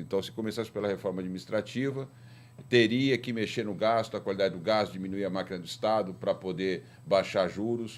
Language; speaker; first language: Portuguese; native; Portuguese